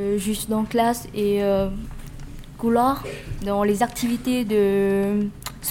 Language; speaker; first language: French; non-native, learner; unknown